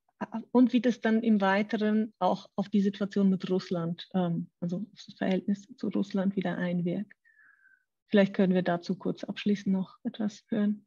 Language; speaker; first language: German; native; German